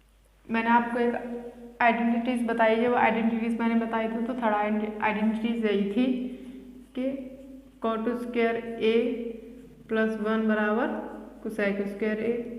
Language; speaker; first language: Hindi; native; Hindi